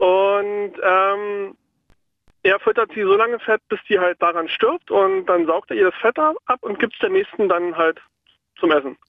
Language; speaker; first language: German; native; German